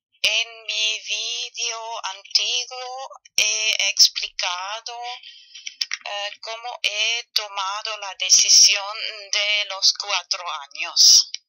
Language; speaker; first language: Spanish; non-native, learner; German